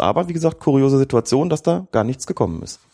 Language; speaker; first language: German; native; German